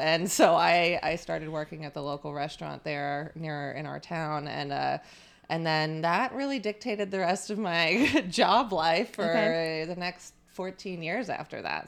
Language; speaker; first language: English; native; English